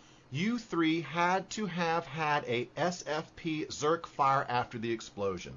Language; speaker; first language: English; native; English